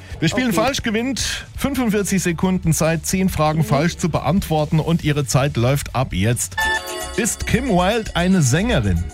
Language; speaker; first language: German; native; German